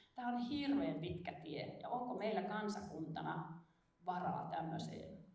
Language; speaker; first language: Finnish; native; Finnish